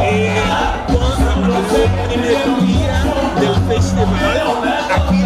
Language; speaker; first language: Spanish; non-native, learner; Portuguese